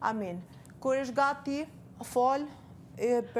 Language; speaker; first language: Albanian; early bilingual, heritage; Albanian